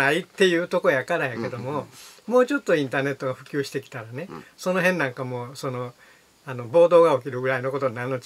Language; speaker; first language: Japanese; native; Japanese